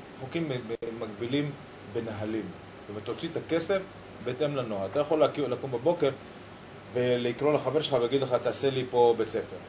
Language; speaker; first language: Hebrew; early bilingual, other home language; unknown